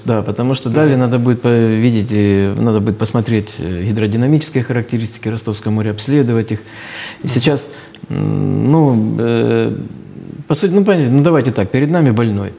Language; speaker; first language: Russian; native; Russian